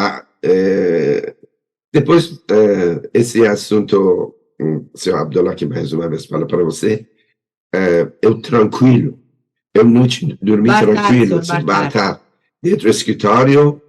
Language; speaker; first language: Portuguese; non-native, learner; Persian